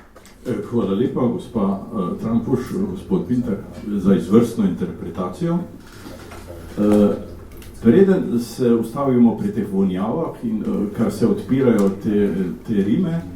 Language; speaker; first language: Slovenian; native; Slovenian